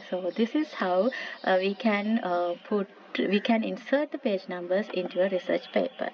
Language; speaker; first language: English; non-native, local second language; Sinhala